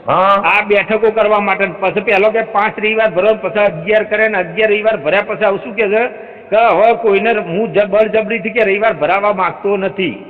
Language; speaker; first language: Gujarati; native; Gujarati